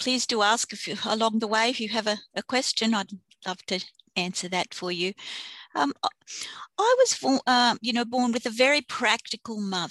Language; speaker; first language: English; native; English